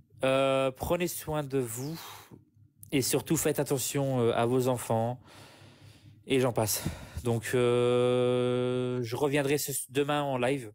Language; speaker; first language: French; native; French